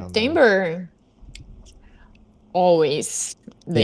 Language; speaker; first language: English; non-native, learner; Portuguese